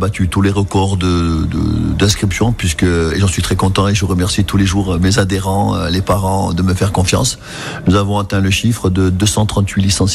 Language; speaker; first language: French; native; French